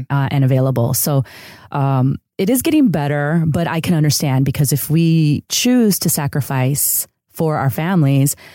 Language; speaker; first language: English; early bilingual, other home language; Spanish